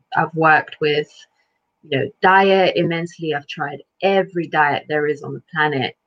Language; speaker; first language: English; early bilingual, other home language; Lithuanian